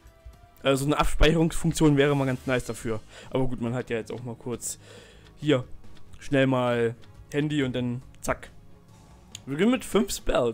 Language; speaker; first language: German; native; German